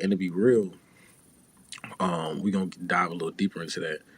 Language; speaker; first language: English; native; English